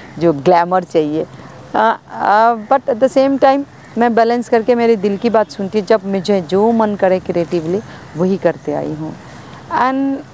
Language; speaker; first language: Hindi; non-native, local second language; Bangla